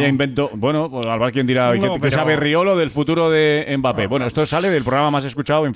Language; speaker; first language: Spanish; native; Spanish